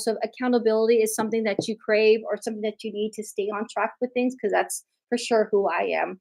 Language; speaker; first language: English; native; English